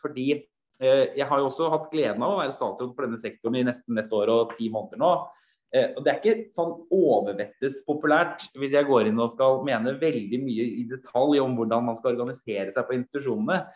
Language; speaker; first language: Norwegian; native; Norwegian